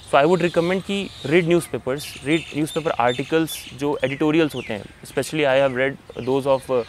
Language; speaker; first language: Hindi; native; Hindi